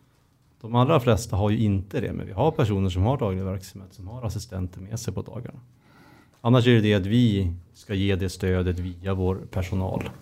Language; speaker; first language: Swedish; native; Swedish